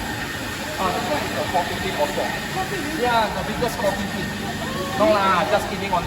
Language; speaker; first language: English; non-native, learner; Indonesian